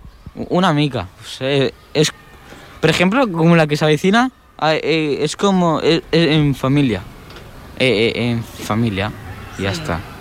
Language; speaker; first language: Catalan; early bilingual, other home language; Polish